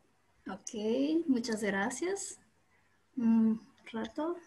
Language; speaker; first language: Spanish; non-native, learner; Portuguese